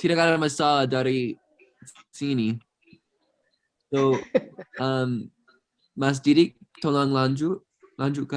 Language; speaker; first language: Indonesian; non-native, fluent; English